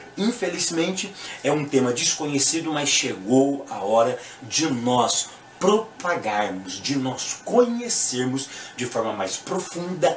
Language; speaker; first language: Portuguese; native; Portuguese